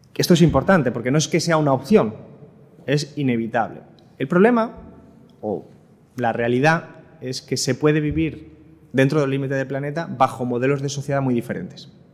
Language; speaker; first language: Spanish; native; Spanish